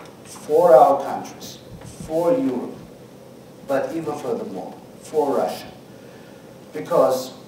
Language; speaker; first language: English; non-native, fluent; Georgian